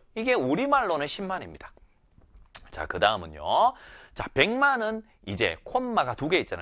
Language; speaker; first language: Korean; native; Korean